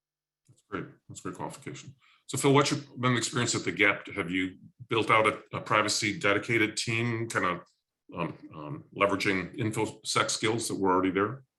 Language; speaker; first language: English; native; English